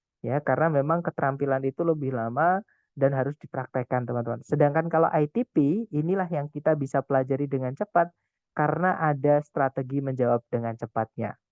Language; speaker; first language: Indonesian; non-native, local second language; Javanese